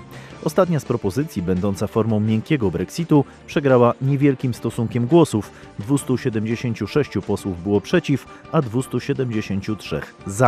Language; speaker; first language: Polish; native; Polish